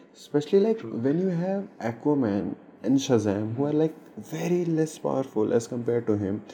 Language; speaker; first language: English; non-native, local second language; Hindi